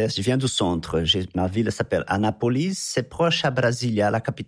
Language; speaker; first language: French; non-native, fluent; Portuguese